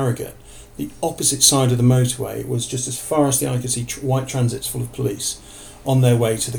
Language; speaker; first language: English; native; English